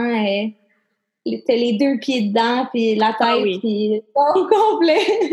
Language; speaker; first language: French; native; French